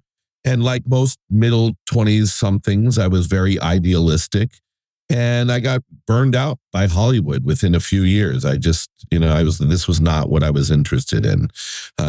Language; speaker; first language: English; native; English